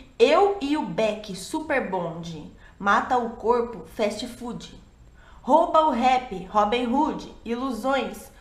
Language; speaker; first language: Portuguese; native; Portuguese